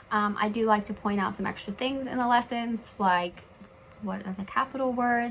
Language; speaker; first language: English; native; English